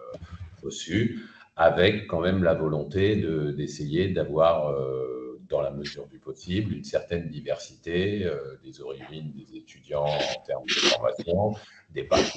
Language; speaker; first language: French; native; French